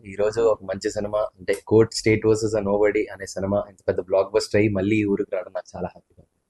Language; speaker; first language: Telugu; native; Telugu